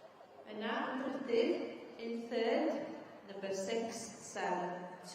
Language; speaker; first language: Welsh; native; Welsh